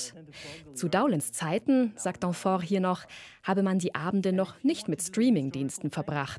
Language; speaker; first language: German; native; German